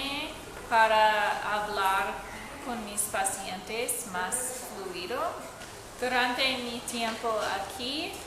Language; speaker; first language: Spanish; non-native, learner; English